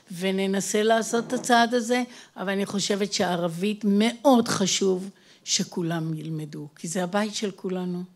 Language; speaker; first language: Hebrew; native; Hebrew